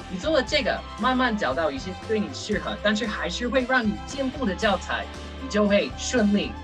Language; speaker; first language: Chinese; non-native, fluent; English